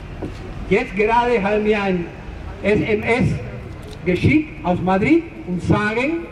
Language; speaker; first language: German; non-native, fluent; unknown